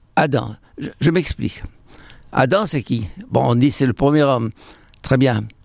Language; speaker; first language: French; non-native, fluent; Arabic